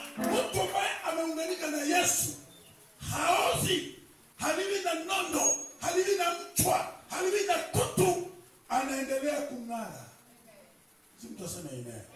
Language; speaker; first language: Swahili; non-native, local second language; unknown